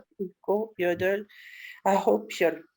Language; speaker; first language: Korean; non-native, learner; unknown